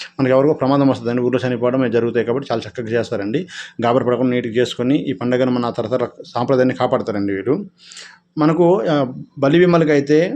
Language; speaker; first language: Telugu; non-native, local second language; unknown